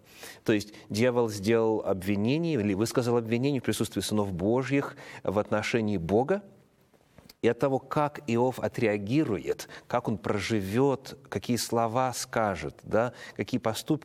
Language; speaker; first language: Russian; native; Russian